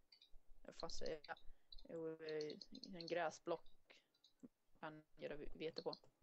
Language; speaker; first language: Swedish; native; Swedish